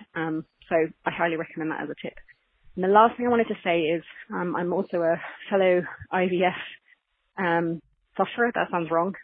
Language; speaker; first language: English; native; English